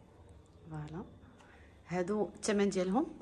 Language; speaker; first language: Arabic; native; Arabic